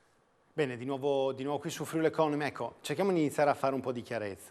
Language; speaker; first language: Italian; native; Italian